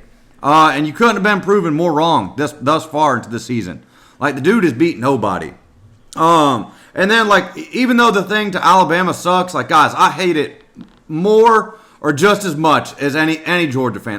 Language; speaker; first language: English; native; English